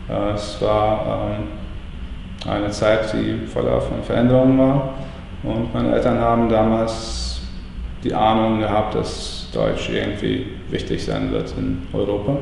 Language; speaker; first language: German; non-native, fluent; Latvian